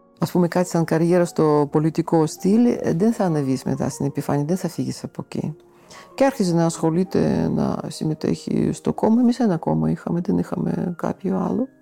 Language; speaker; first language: Greek; non-native, fluent; Russian